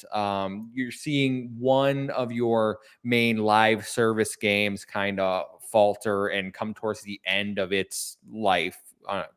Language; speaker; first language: English; native; English